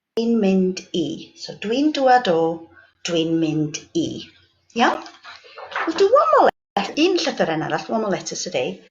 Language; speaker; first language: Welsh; native; Welsh